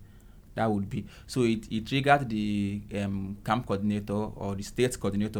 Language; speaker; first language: English; non-native, local second language; Igbo